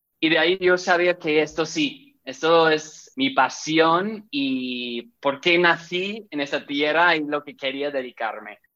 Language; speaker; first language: Spanish; non-native, fluent; English